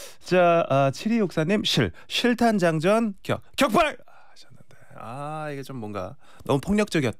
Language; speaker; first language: Korean; native; Korean